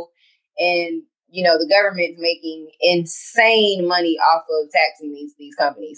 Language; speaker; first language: English; native; English